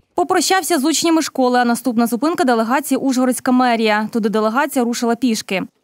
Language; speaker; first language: Ukrainian; native; Ukrainian